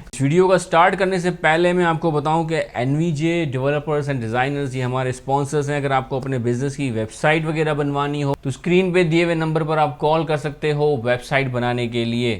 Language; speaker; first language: Urdu; non-native, local second language; Sindhi